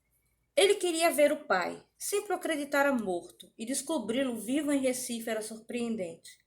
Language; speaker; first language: Portuguese; native; Portuguese